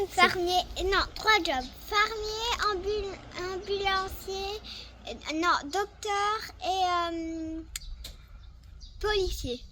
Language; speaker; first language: French; early bilingual, heritage; French